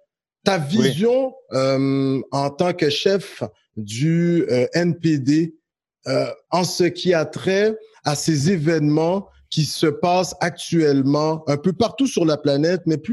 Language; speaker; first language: French; native; French